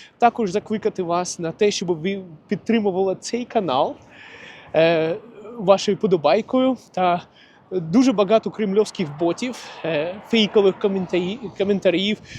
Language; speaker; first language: Ukrainian; non-native, local second language; Russian